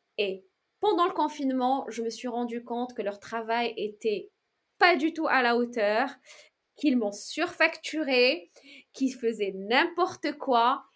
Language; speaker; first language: French; non-native, local second language; Arabic